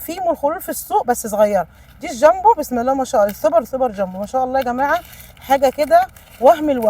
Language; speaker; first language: Arabic; native; Arabic